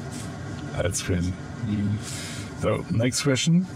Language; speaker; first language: English; non-native, fluent; German